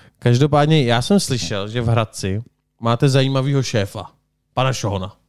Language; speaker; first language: Czech; native; Czech